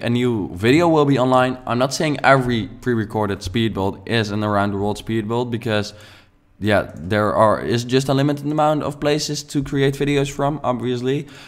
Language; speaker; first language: English; non-native, fluent; Dutch